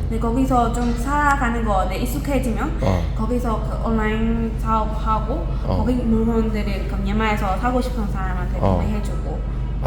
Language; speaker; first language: Korean; non-native, learner; Burmese